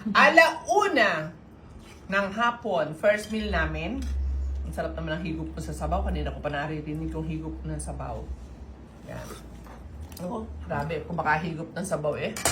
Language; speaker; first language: Filipino; native; Filipino